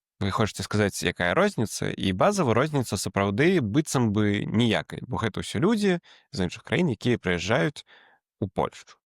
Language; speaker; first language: Belarusian; native; Belarusian